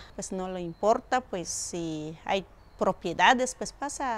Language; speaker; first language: Spanish; non-native, local second language; Tzeltal